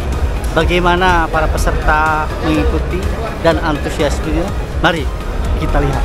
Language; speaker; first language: Indonesian; native; Indonesian